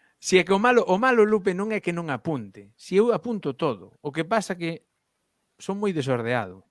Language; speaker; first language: Galician; non-native, local second language; Spanish